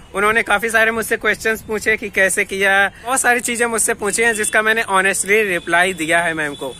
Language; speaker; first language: Hindi; native; Hindi